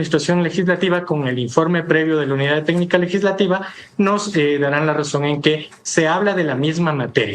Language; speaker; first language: Spanish; native; Spanish